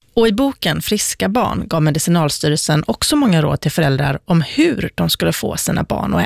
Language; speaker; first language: Swedish; native; Swedish